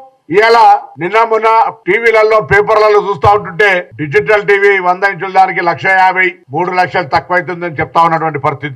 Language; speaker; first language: Telugu; native; Telugu